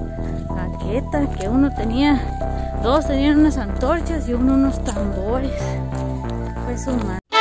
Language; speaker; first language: Spanish; native; Spanish